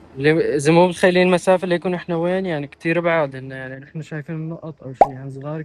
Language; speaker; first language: Arabic; native; Arabic